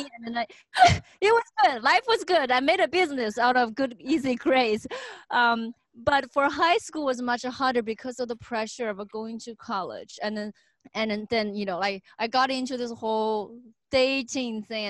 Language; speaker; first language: English; non-native, fluent; Chinese